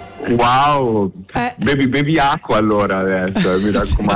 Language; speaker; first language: Italian; non-native, learner; English